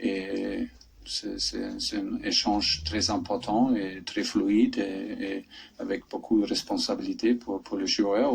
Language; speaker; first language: French; non-native, fluent; German